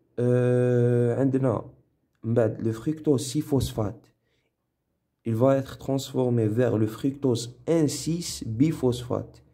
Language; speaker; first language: French; non-native, local second language; Arabic